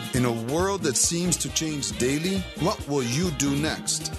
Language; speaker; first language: English; early bilingual, other home language; Spanish